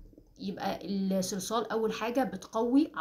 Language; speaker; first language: Arabic; native; Arabic